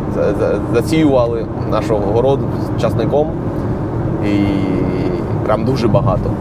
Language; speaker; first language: Ukrainian; non-native, local second language; Russian